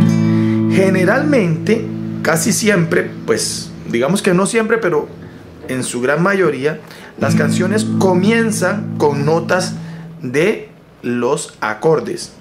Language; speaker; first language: Spanish; native; Spanish